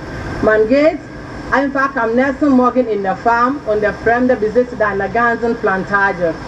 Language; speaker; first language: German; non-native, fluent; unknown